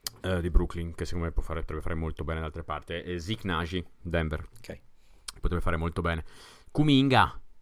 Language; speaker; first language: Italian; native; Italian